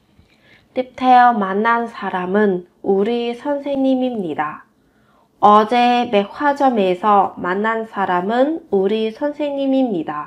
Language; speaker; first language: Korean; non-native, fluent; Vietnamese